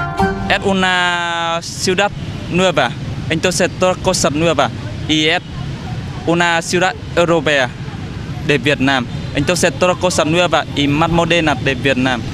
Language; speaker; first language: Spanish; non-native, learner; Vietnamese